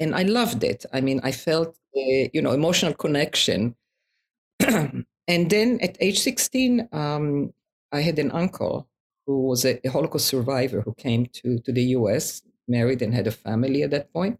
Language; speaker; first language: English; non-native, fluent; Hebrew